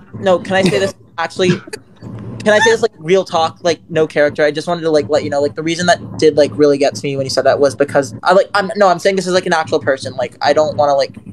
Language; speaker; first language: English; native; English